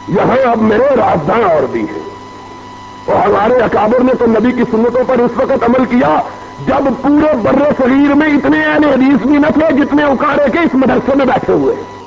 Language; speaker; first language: Urdu; non-native, local second language; Punjabi